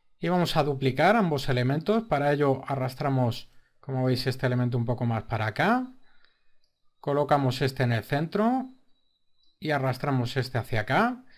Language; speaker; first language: Spanish; native; Spanish